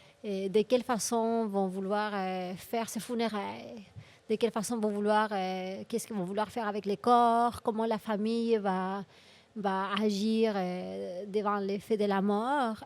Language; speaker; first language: French; non-native, fluent; Spanish